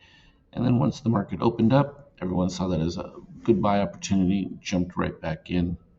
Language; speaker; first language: English; native; English